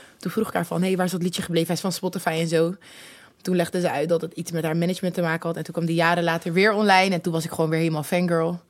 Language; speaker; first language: Dutch; native; Dutch